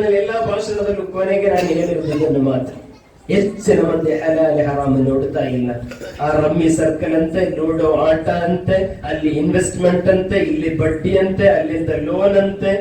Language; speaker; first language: Kannada; non-native, local second language; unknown